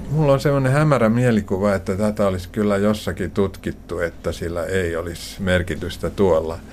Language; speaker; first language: Finnish; native; Finnish